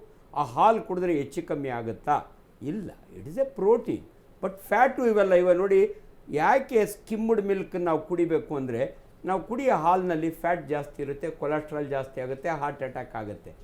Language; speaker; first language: Kannada; native; Kannada